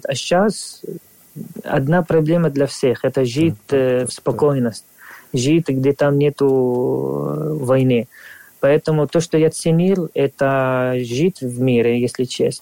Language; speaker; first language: Russian; non-native, fluent; Arabic